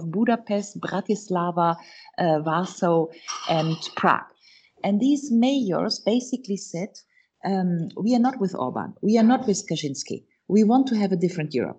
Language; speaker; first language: English; non-native, fluent; German